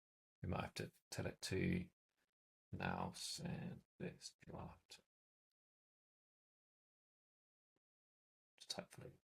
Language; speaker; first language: English; native; English